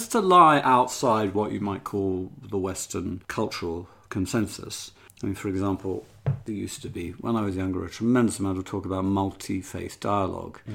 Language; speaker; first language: English; native; English